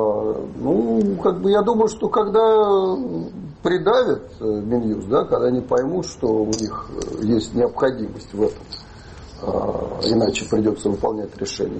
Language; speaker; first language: Russian; native; Russian